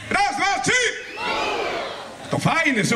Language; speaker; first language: Polish; non-native, learner; Spanish